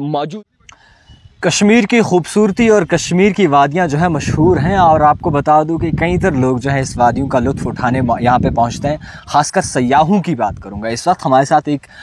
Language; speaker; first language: Hindi; non-native, local second language; Kashmiri